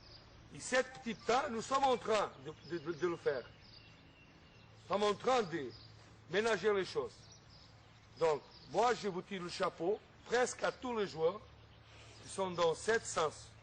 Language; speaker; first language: French; non-native, fluent; Portuguese